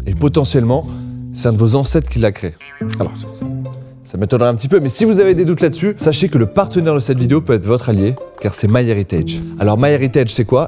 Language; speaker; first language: French; native; French